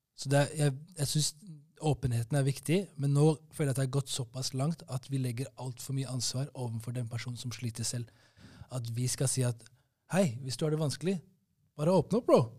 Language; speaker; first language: Norwegian; early bilingual, other home language; Somali